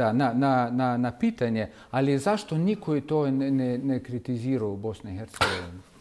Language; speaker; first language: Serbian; non-native, fluent; Russian